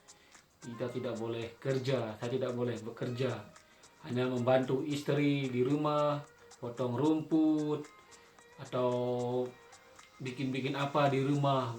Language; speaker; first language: Indonesian; non-native, local second language; Sasak